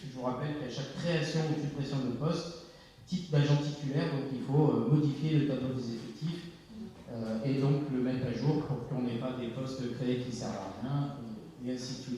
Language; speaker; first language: French; native; French